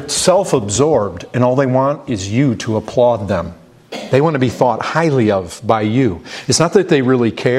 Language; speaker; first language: English; native; English